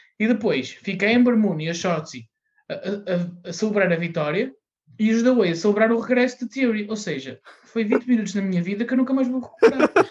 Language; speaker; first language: Portuguese; native; Portuguese